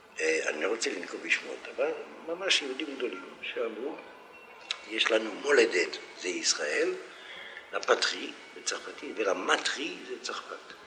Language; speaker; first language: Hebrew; non-native, fluent; French